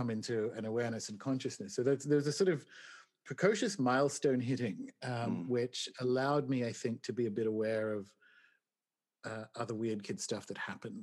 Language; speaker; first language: English; native; English